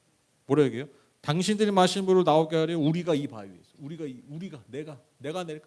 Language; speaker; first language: Korean; native; Korean